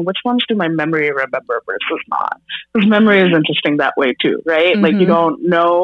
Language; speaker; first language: English; non-native, local second language; Bangla